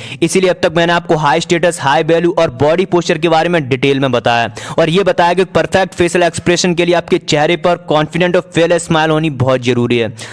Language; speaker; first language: Hindi; native; Hindi